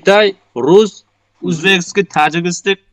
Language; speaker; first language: Russian; non-native, learner; Chinese